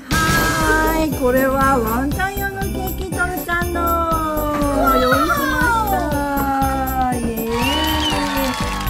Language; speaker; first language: Japanese; native; Japanese